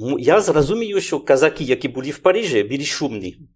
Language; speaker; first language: Ukrainian; non-native, learner; French